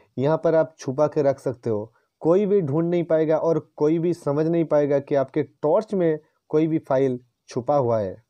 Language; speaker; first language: Hindi; non-native, local second language; Bangla